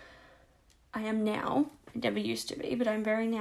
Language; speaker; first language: English; native; English